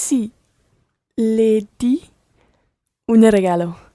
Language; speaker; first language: Spanish; non-native, learner; English